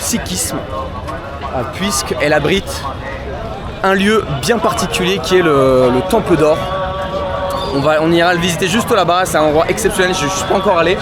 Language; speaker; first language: French; native; French